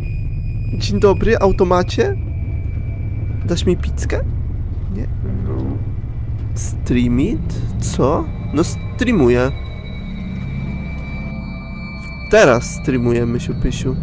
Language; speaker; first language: Polish; native; Polish